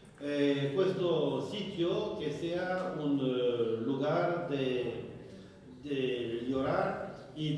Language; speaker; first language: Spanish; non-native, fluent; French